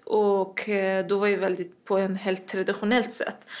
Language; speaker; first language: Swedish; non-native, fluent; Persian